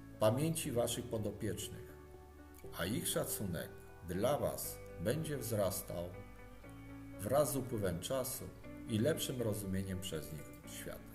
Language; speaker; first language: Polish; native; Polish